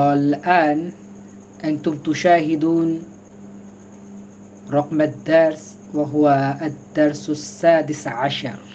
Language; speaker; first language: Arabic; non-native, fluent; Bangla